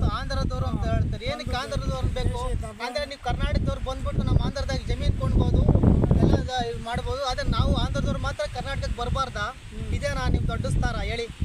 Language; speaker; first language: Kannada; non-native, local second language; Telugu